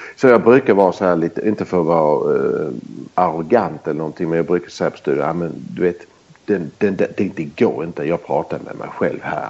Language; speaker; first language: Swedish; early bilingual, heritage; Swedish